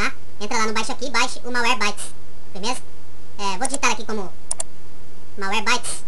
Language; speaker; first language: Portuguese; native; Portuguese